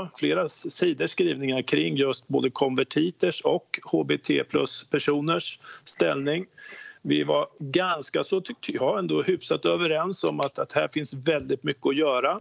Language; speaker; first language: Swedish; native; Swedish